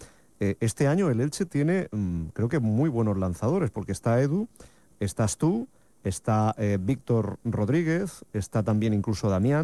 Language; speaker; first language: Spanish; native; Spanish